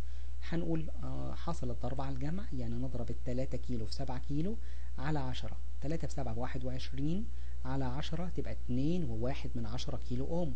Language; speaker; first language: Arabic; native; Arabic